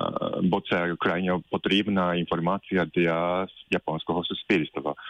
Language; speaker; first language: Ukrainian; non-native, fluent; Japanese